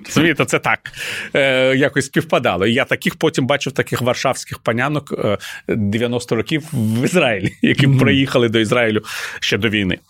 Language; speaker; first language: Ukrainian; non-native, local second language; Russian